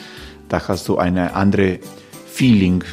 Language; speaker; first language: German; non-native, learner; Croatian